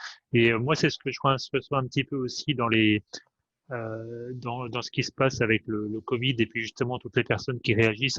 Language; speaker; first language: French; native; French